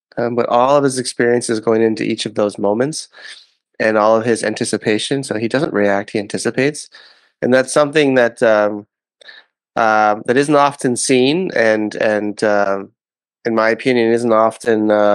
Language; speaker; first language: English; native; English